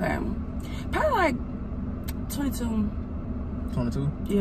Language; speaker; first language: English; native; English